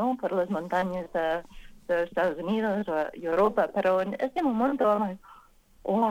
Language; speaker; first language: Spanish; non-native, learner; English